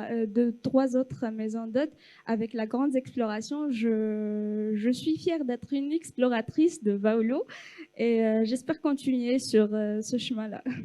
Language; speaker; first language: French; non-native, local second language; Arabic